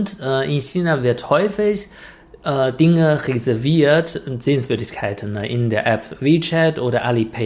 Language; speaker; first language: German; non-native, fluent; Chinese